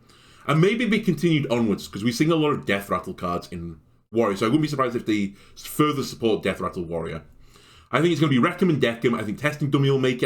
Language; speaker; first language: English; native; English